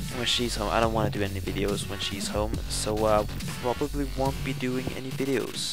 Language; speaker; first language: English; non-native, fluent; Swedish